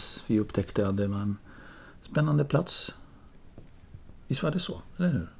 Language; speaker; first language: Swedish; non-native, fluent; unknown